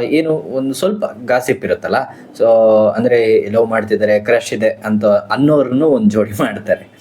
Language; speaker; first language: Kannada; native; Kannada